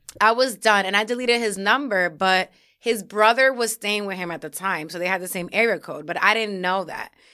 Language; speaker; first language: English; early bilingual, other home language; Spanish